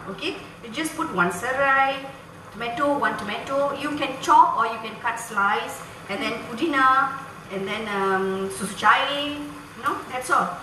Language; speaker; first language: English; non-native, local second language; Tamil